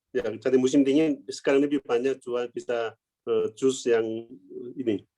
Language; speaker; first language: Indonesian; non-native, learner; Korean